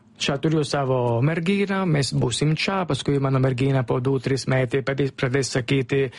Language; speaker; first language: Lithuanian; non-native, learner; Italian